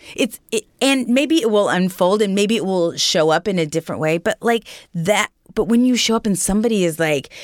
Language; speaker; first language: English; native; English